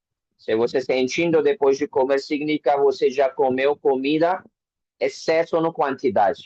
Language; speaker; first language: Portuguese; non-native, learner; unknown